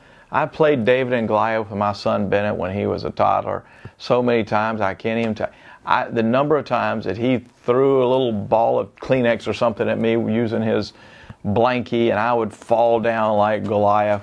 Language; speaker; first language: English; native; English